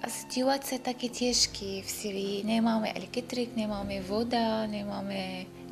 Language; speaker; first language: Czech; non-native, learner; Arabic